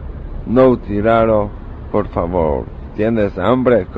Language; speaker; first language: Spanish; non-native, learner; Polish